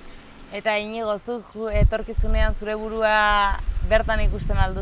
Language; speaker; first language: Basque; native; Basque